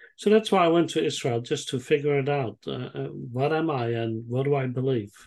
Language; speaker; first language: English; non-native, fluent; Dutch